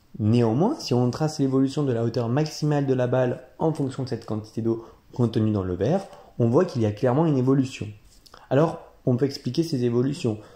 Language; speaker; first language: French; native; French